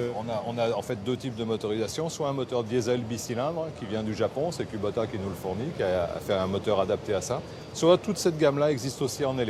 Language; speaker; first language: French; native; French